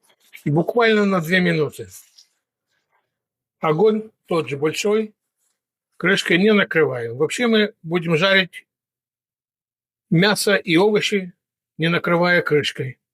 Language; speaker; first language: Russian; native; Russian